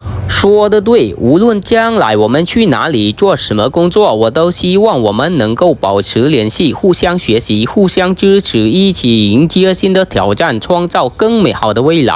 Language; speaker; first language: Chinese; non-native, fluent; Khmer